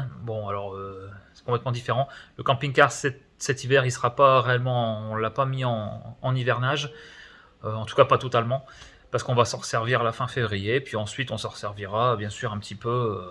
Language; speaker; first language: French; native; French